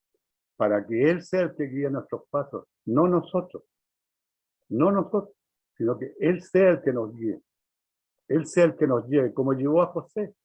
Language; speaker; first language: Spanish; native; Spanish